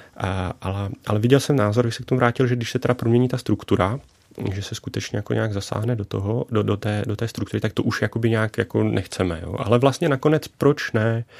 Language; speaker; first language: Czech; native; Czech